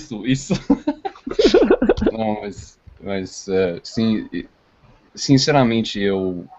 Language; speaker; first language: Portuguese; non-native, fluent; English